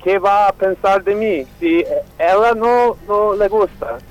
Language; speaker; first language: Spanish; non-native, learner; English